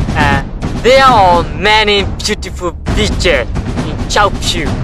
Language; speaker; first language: English; non-native, learner; Burmese